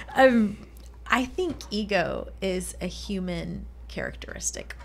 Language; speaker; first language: English; non-native, fluent; Spanish